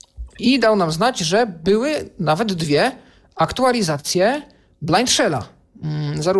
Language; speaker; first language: Polish; native; Polish